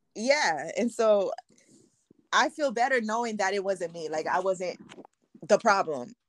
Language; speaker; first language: English; early bilingual, other home language; Haitian Creole